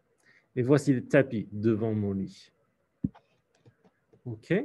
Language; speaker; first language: French; non-native, fluent; English